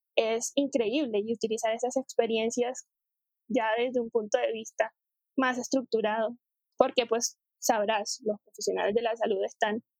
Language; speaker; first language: Spanish; native; Spanish